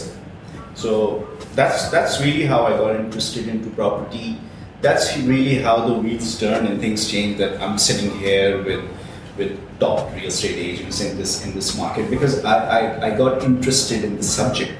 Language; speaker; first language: English; non-native, local second language; Urdu